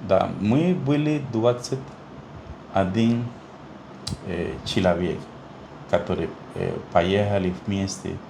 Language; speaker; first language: Russian; non-native, fluent; Spanish